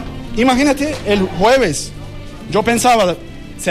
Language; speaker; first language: Spanish; non-native, learner; Turkish